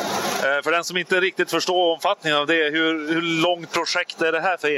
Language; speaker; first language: Swedish; native; Swedish